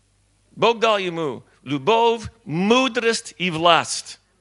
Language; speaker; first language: Russian; non-native, learner; English